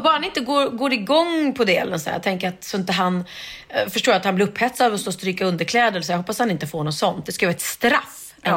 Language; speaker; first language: Swedish; native; Swedish